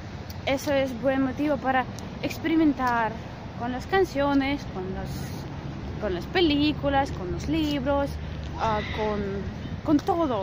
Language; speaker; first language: Spanish; non-native, fluent; Russian